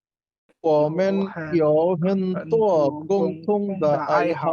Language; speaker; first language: Chinese; non-native, learner; Bangla